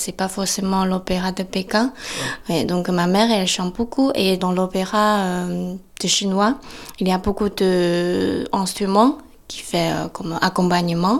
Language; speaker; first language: French; non-native, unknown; Chinese